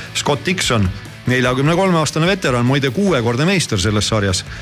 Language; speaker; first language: Estonian; native; Estonian